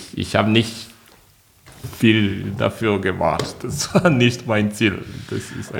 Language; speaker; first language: German; non-native, fluent; French